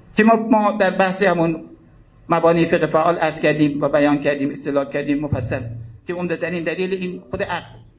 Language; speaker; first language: Persian; native; Persian